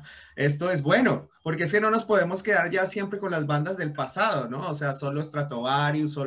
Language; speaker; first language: Spanish; native; Spanish